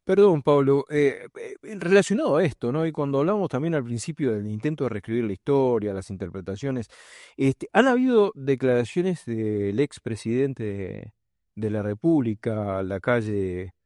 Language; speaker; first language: Spanish; native; Spanish